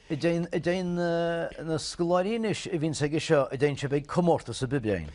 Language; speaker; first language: Irish; native; Irish